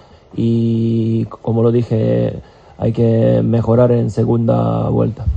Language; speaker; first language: Spanish; non-native, fluent; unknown